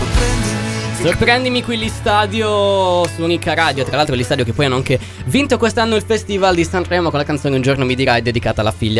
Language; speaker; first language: Italian; native; Italian